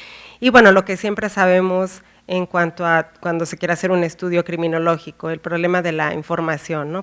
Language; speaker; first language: Spanish; native; Spanish